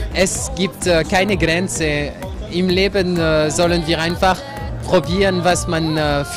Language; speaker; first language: German; non-native, local second language; French